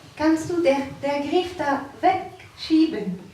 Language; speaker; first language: German; non-native, learner; French